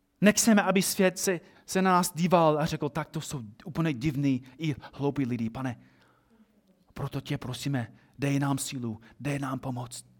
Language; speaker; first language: Czech; non-native, fluent; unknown